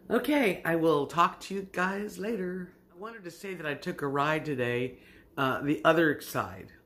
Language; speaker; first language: English; native; English